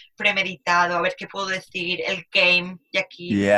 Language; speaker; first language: Spanish; native; Spanish